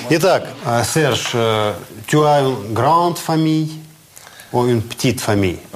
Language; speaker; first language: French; non-native, fluent; Russian